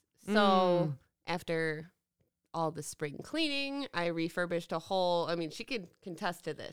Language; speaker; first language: English; native; English